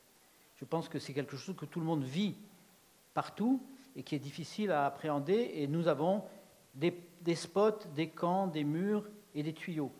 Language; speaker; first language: French; native; French